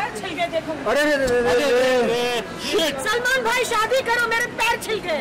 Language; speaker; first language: Hindi; native; Hindi